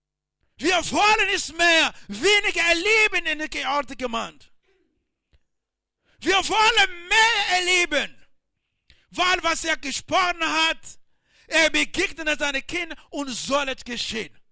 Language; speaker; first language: German; non-native, learner; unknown